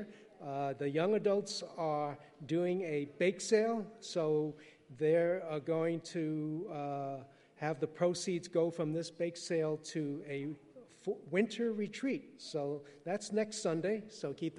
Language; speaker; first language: English; early bilingual, other home language; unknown